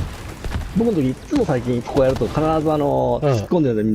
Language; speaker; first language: Japanese; native; Japanese